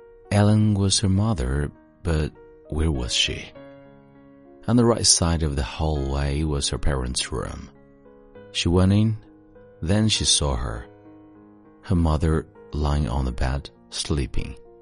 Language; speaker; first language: English; non-native, fluent; Chinese